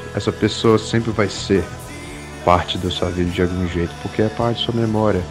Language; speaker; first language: Portuguese; early bilingual, other home language; English